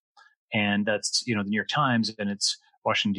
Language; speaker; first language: English; native; English